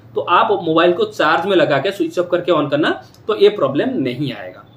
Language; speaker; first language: Hindi; non-native, local second language; Odia